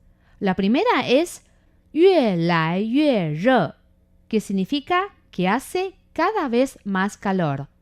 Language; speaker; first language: Spanish; non-native, fluent; Chinese